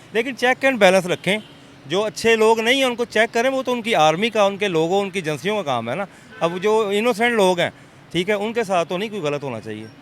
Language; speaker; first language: Urdu; non-native, local second language; Punjabi